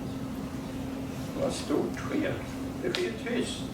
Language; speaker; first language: Swedish; native; Swedish